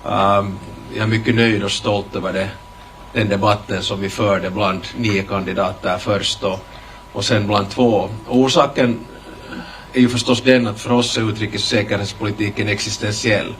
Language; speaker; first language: Swedish; native; Swedish